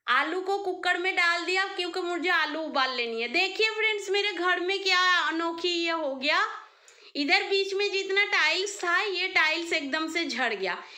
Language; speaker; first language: Hindi; non-native, local second language; Bangla